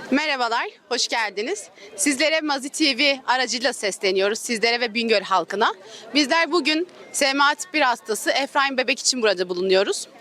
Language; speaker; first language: Turkish; native; Turkish